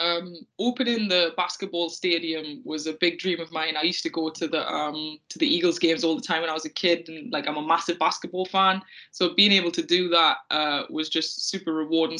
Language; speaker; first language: English; native; English